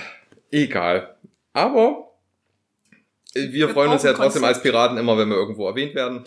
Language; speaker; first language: German; native; German